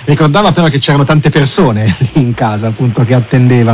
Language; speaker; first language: Italian; native; Italian